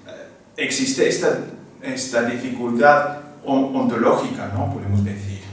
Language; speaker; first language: Spanish; non-native, fluent; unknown